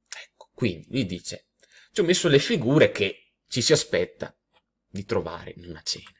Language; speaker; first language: Italian; native; Italian